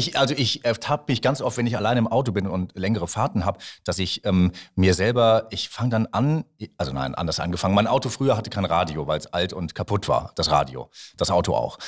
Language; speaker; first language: German; native; German